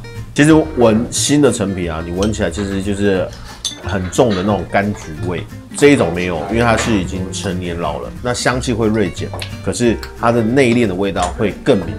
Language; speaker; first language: Chinese; native; Chinese